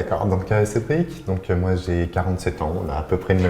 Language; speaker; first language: French; native; French